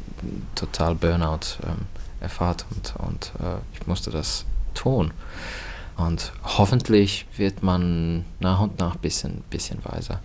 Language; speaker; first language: German; non-native, fluent; Finnish